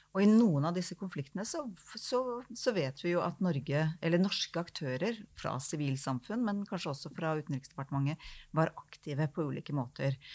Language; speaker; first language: Norwegian; native; Norwegian